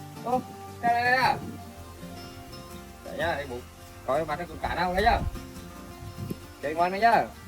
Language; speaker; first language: Vietnamese; native; Vietnamese